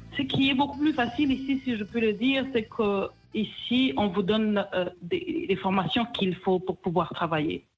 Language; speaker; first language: French; non-native, local second language; Kinyarwanda